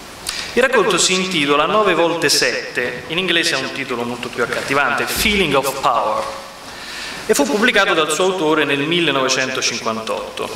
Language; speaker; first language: Italian; native; Italian